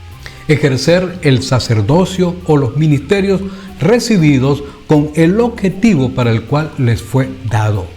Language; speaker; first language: Spanish; native; Spanish